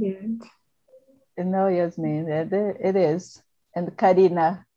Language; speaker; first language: English; non-native, learner; Portuguese